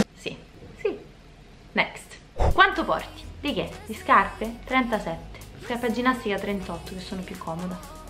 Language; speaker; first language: Italian; native; Italian